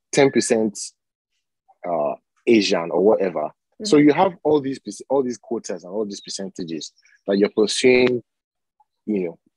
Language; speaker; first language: English; non-native, local second language; Yoruba